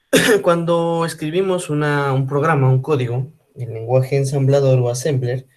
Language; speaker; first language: Spanish; native; Spanish